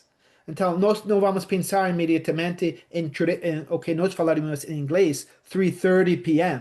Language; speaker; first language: Portuguese; non-native, fluent; English